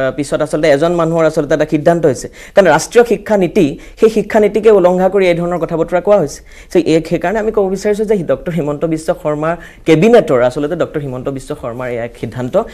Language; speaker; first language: Assamese; native; Assamese